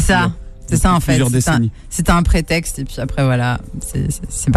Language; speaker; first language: French; native; French